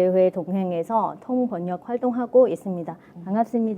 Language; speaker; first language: Korean; non-native, fluent; Vietnamese